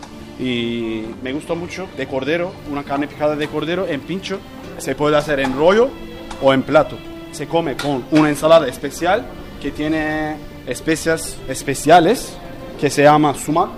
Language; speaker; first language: Spanish; non-native, fluent; Turkish